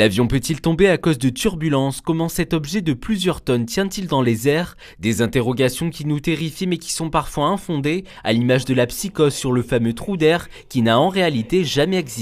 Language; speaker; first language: French; native; French